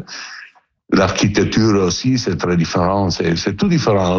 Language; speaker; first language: French; non-native, learner; Italian